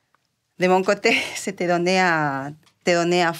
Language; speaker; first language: French; non-native, fluent; Spanish